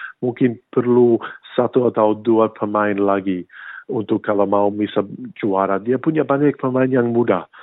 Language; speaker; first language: Indonesian; early bilingual, heritage; English